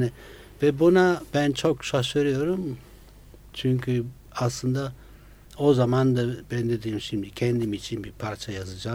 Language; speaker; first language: Turkish; non-native, fluent; Italian